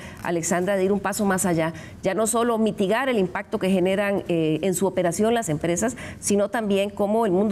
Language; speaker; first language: Spanish; native; Spanish